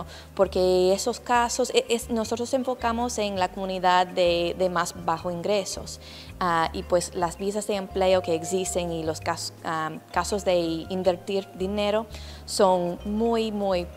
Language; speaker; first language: Spanish; non-native, fluent; English